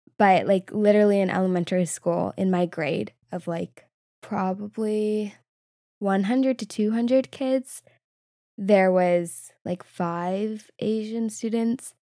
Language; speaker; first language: English; native; English